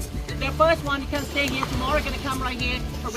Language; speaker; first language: English; non-native, learner; Thai